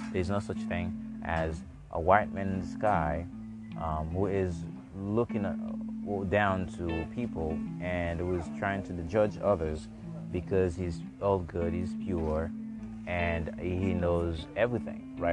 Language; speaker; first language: English; non-native, fluent; Haitian Creole